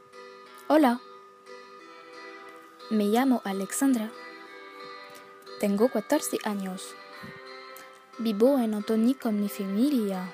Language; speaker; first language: Spanish; non-native, learner; French